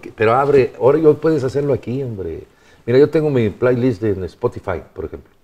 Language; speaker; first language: Spanish; native; Spanish